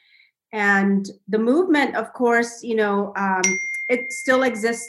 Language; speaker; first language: English; non-native, local second language; Bangla